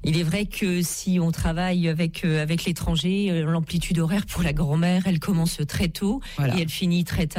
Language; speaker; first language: French; native; French